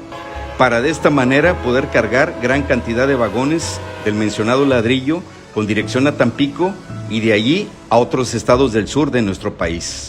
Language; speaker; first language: Spanish; native; Spanish